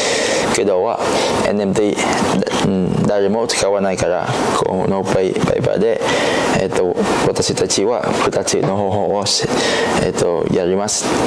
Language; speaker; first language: Japanese; non-native, learner; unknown